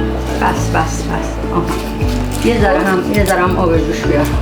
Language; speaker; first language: Persian; native; Persian